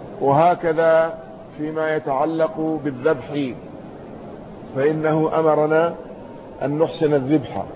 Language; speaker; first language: Arabic; native; Arabic